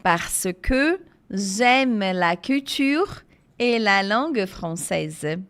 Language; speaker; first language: French; non-native, fluent; Portuguese